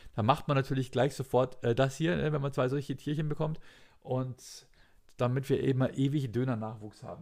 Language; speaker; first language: German; native; German